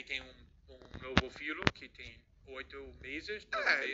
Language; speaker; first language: Portuguese; non-native, fluent; English